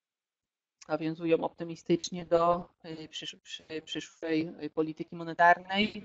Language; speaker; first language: Polish; native; Polish